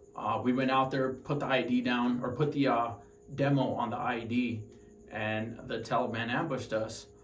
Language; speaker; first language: English; native; English